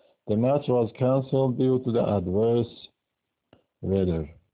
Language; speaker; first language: English; non-native, fluent; Persian